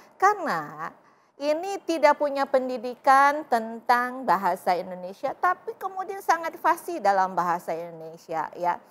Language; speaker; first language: Indonesian; native; Indonesian